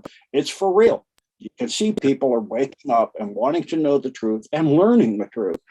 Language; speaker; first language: English; native; English